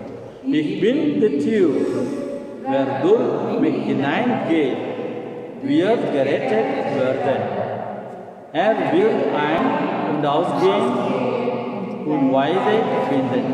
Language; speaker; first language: German; non-native, learner; Malayalam